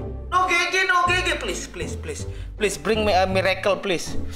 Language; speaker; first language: English; non-native, learner; Indonesian